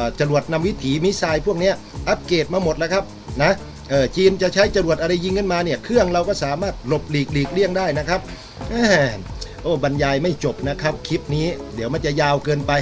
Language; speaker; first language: Thai; native; Thai